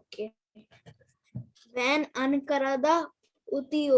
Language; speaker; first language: Turkish; non-native, learner; Urdu